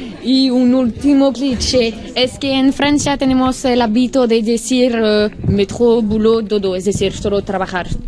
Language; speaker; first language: Spanish; non-native, learner; French